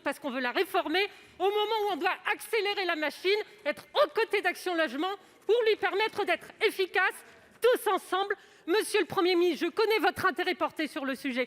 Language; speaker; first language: French; native; French